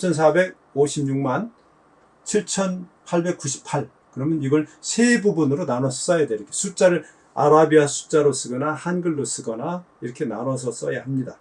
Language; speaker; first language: Korean; native; Korean